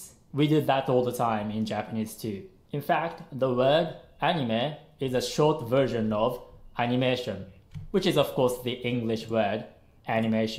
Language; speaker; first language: English; non-native, fluent; Japanese